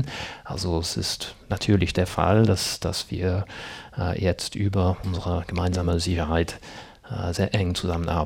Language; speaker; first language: German; non-native, fluent; English